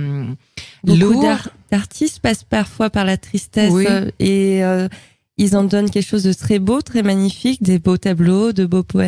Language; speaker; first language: French; native; French